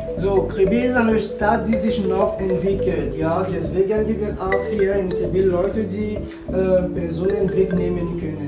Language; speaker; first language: German; non-native, learner; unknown